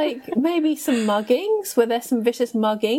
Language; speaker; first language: English; native; English